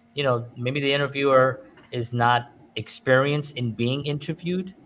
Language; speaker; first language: English; native; English